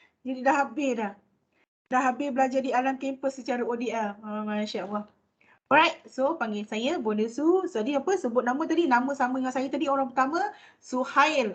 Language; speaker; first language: Malay; native; Malay